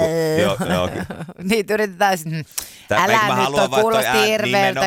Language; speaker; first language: Finnish; native; Finnish